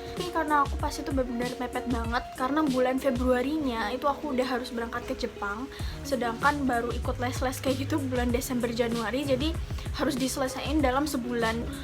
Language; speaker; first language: Indonesian; native; Indonesian